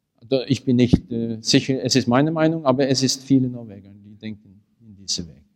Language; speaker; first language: German; non-native, learner; Norwegian